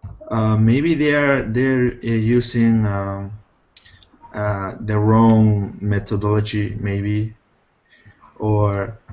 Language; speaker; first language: English; non-native, fluent; Spanish